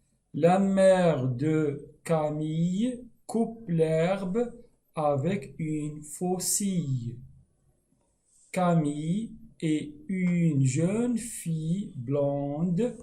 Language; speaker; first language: French; non-native, local second language; Arabic